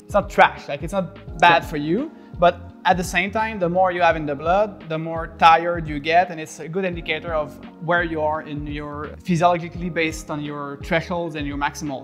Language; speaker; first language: English; non-native, fluent; French